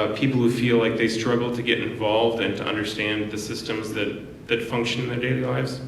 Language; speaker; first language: English; native; English